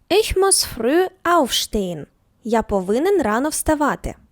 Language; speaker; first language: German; non-native, fluent; Ukrainian